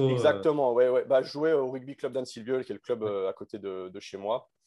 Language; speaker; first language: French; native; French